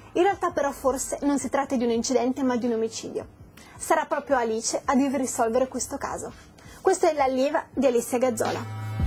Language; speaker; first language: Italian; native; Italian